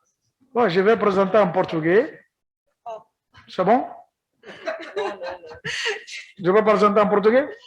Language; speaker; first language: French; non-native, learner; Kabuverdianu